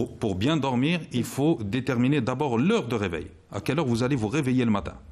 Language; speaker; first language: French; non-native, local second language; Arabic